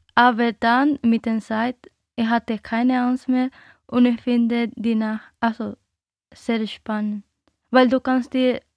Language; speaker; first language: German; non-native, learner; Spanish